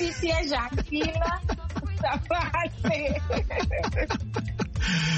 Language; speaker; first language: French; non-native, learner; Akan